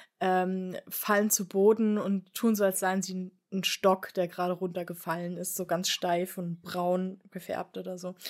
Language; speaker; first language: German; native; German